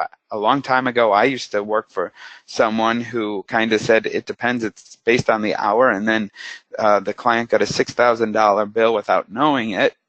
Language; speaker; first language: English; native; English